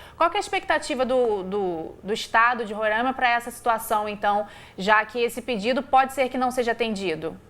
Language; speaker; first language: Portuguese; native; Portuguese